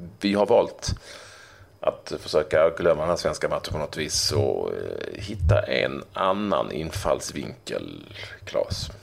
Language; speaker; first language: Swedish; native; Swedish